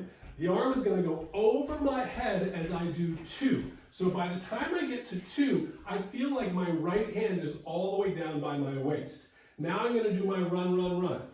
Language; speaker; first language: English; native; English